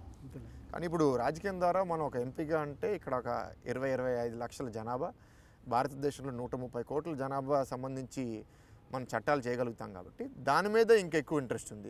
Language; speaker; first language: Telugu; native; Telugu